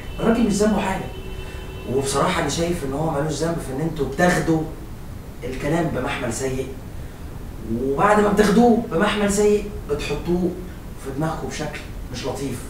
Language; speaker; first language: Arabic; native; Arabic